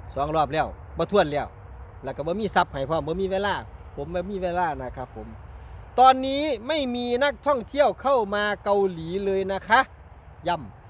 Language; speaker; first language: Thai; native; Thai